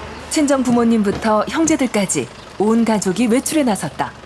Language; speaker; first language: Korean; native; Korean